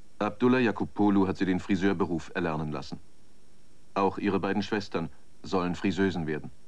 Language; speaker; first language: German; native; German